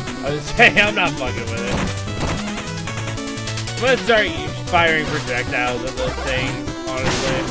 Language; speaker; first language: English; native; English